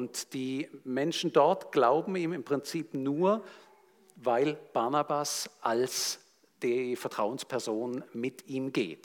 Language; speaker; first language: German; native; German